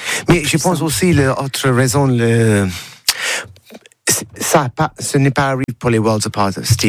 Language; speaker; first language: French; non-native, learner; English